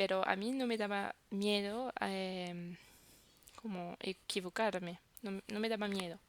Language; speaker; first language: Spanish; non-native, fluent; French